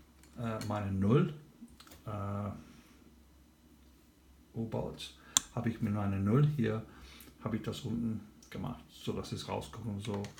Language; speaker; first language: German; non-native, learner; English